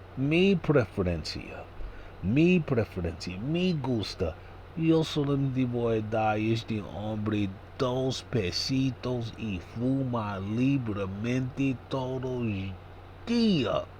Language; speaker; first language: Spanish; non-native, learner; English